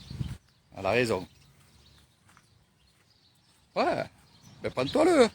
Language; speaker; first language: French; native; French